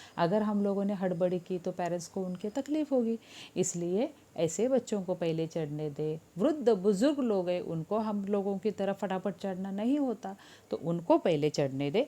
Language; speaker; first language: Hindi; non-native, local second language; Marathi